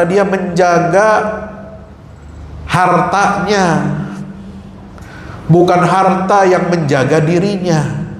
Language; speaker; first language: Indonesian; native; Indonesian